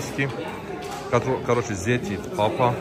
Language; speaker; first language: Russian; non-native, learner; Turkish